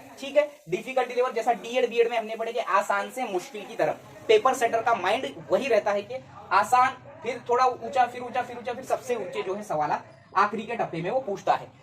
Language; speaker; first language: Hindi; native; Hindi